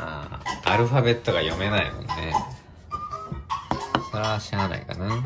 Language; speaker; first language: Japanese; native; Japanese